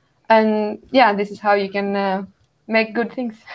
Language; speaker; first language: English; non-native, fluent; Greek